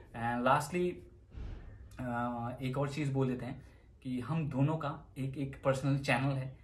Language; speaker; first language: Hindi; non-native, local second language; Assamese